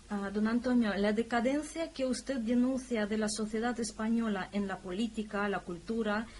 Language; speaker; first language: Spanish; non-native, fluent; Russian